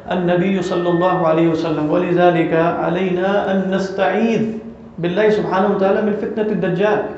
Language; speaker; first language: Arabic; non-native, fluent; Urdu